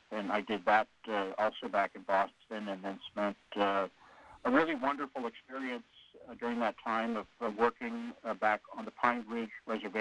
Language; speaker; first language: English; native; English